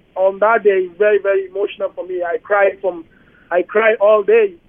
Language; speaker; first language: English; non-native, local second language; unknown